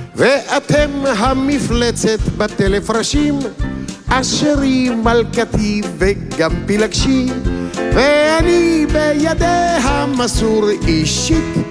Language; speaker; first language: Hebrew; native; Hebrew